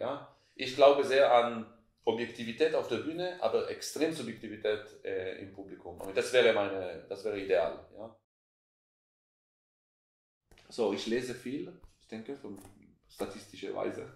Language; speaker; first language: German; non-native, fluent; Hebrew